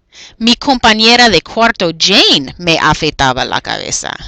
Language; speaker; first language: Spanish; non-native, fluent; English